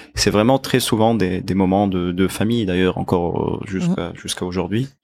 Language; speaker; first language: French; non-native, local second language; Arabic